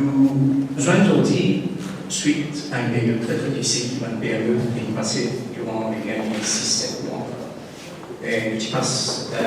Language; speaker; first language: French; non-native, local second language; Morisyen